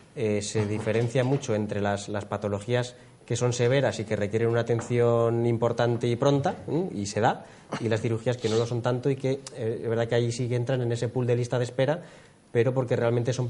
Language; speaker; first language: Spanish; native; Spanish